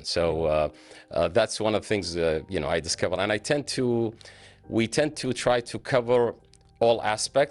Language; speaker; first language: English; non-native, fluent; Arabic